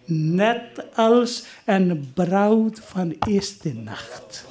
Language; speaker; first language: Dutch; non-native, fluent; Urdu